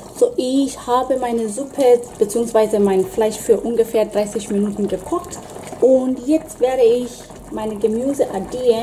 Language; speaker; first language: German; non-native, fluent; Swahili